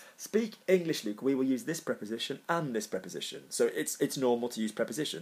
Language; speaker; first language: English; native; English